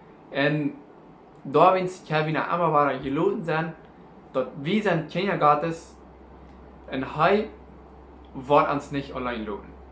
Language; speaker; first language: German; non-native, learner; Plautdietsch